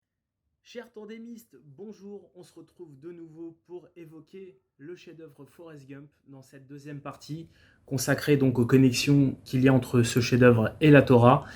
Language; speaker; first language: French; native; French